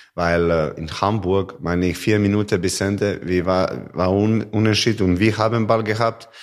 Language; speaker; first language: German; non-native, fluent; Serbian